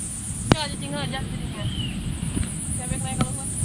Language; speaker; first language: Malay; non-native, local second language; Sundanese